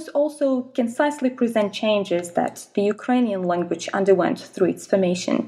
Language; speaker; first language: English; non-native, fluent; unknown